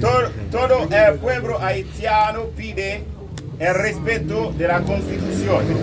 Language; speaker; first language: Spanish; non-native, learner; Haitian Creole